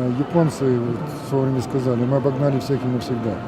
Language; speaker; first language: Russian; native; Russian